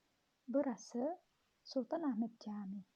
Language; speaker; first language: Turkish; non-native, fluent; Indonesian